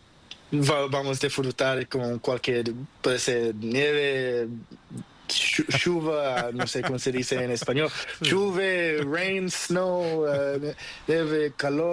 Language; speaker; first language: Spanish; non-native, learner; Portuguese